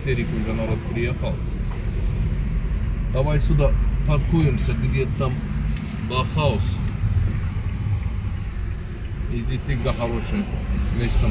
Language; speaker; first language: Russian; non-native, learner; Turkish